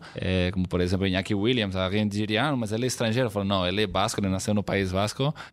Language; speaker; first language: Portuguese; non-native, fluent; Catalan